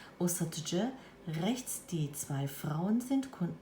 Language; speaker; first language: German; non-native, fluent; Turkish